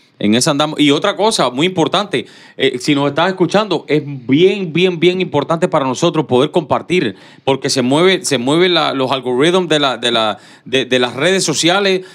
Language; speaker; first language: Spanish; native; Spanish